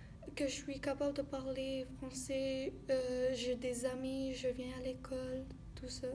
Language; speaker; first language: French; early bilingual, other home language; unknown